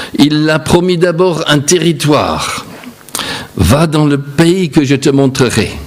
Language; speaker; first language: French; non-native, fluent; English